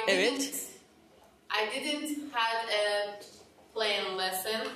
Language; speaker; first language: English; non-native, learner; Turkish